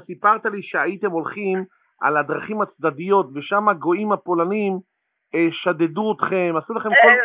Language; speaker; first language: Hebrew; native; Hebrew